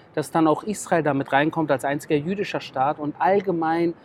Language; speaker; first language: German; native; German